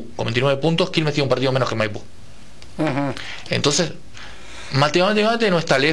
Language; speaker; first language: Spanish; native; Spanish